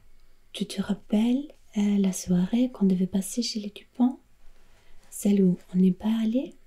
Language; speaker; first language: French; non-native, learner; German